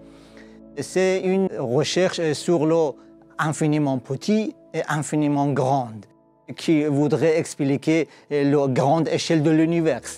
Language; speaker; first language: French; non-native, learner; Persian